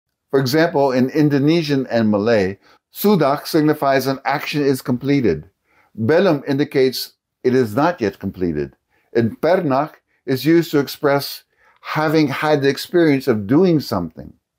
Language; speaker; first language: English; native; English